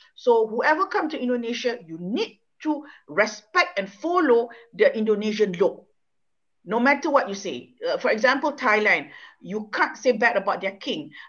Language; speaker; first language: English; non-native, local second language; Malay